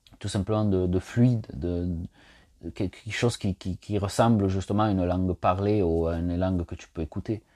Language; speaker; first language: French; non-native, fluent; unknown